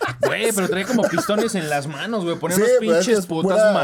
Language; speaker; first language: Spanish; native; Spanish